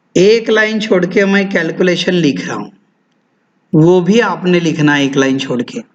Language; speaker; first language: Hindi; non-native, local second language; Marathi